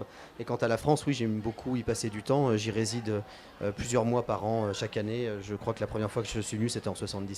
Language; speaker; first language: French; native; French